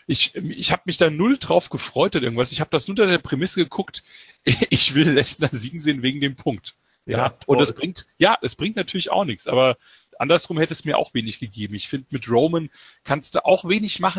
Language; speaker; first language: German; native; German